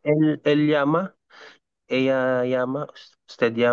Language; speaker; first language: Spanish; non-native, learner; Filipino